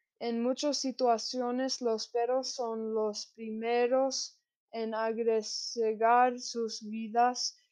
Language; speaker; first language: Spanish; non-native, learner; English